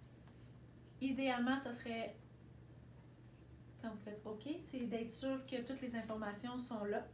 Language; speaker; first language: French; native; French